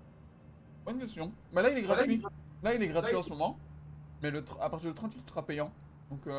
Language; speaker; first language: French; native; French